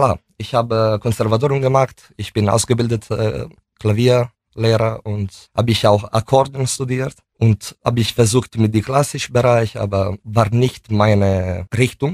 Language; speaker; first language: German; non-native, fluent; Italian